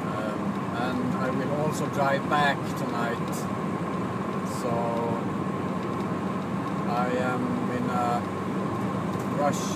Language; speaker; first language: English; non-native, fluent; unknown